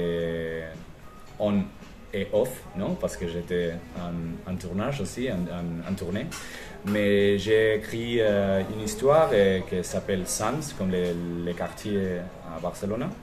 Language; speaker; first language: French; non-native, fluent; Spanish